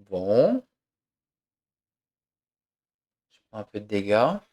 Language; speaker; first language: French; native; French